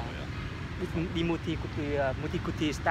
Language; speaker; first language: German; non-native, learner; Vietnamese